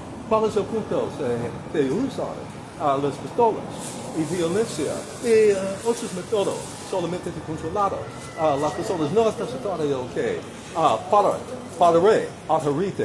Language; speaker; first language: Spanish; non-native, learner; English